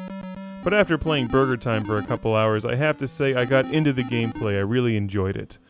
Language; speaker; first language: English; native; English